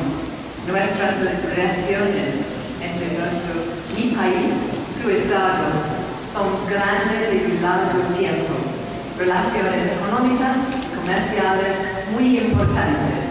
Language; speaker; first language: Spanish; non-native, fluent; English